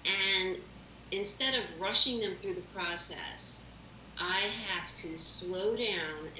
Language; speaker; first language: English; native; English